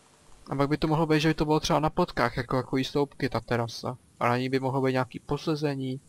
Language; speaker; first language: Czech; native; Czech